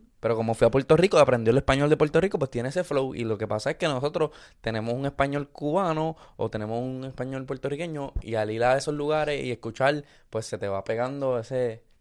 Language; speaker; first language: Spanish; early bilingual, other home language; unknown